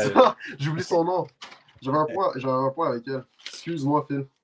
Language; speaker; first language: French; native; French